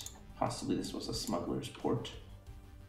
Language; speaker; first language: English; native; English